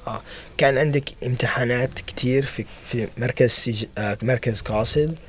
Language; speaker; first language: Arabic; non-native, learner; English